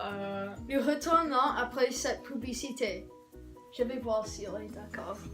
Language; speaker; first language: French; non-native, learner; English